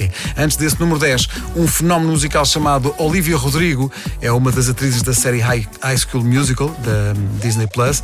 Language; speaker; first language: Portuguese; native; Portuguese